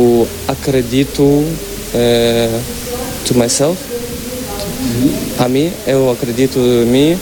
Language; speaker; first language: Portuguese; non-native, learner; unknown